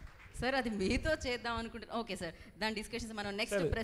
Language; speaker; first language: Telugu; native; Telugu